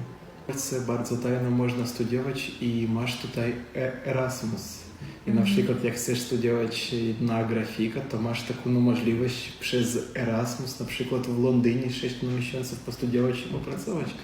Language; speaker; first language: Polish; non-native, learner; Ukrainian